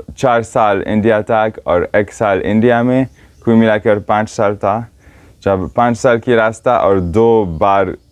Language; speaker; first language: Hindi; non-native, learner; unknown